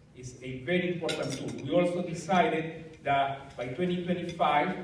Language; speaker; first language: English; non-native, fluent; Spanish